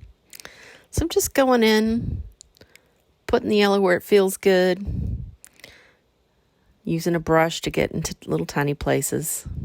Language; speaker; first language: English; native; English